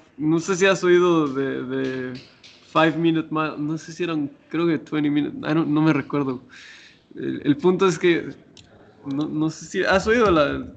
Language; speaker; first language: Spanish; native; Spanish